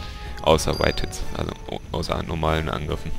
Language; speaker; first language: German; native; German